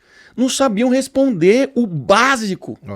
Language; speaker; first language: Portuguese; native; Portuguese